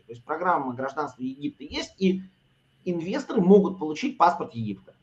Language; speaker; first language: Russian; native; Russian